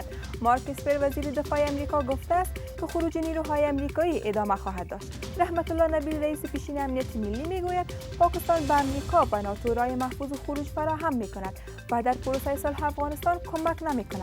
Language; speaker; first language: Persian; native; Persian